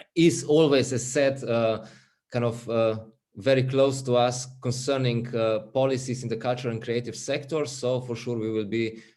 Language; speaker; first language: English; non-native, fluent; Slovenian